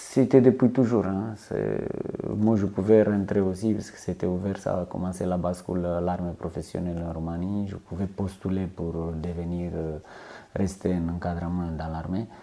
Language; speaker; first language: French; non-native, fluent; Romanian